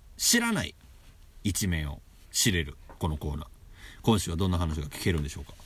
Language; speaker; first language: Japanese; native; Japanese